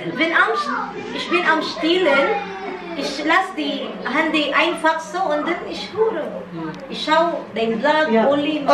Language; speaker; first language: German; non-native, learner; Filipino